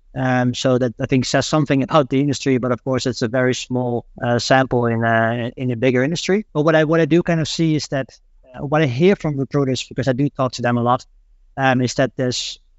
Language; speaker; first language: English; non-native, fluent; Dutch